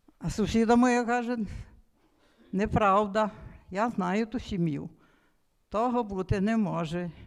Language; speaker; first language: Ukrainian; native; Ukrainian